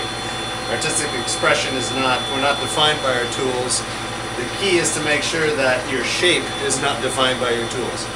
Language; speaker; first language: English; native; English